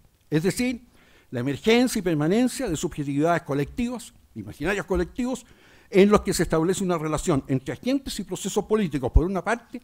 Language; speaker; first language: Spanish; native; Spanish